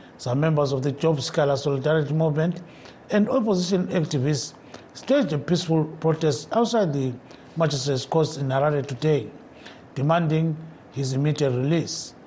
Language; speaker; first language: English; non-native, local second language; North Ndebele